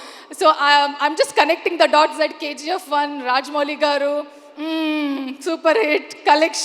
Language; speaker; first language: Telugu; non-native, learner; Kannada